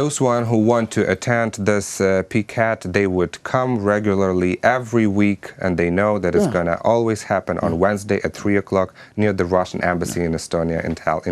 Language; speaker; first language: English; non-native, fluent; Ukrainian